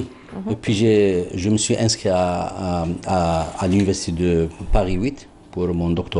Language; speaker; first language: French; non-native, local second language; Arabic